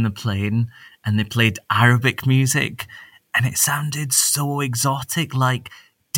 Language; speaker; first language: English; native; English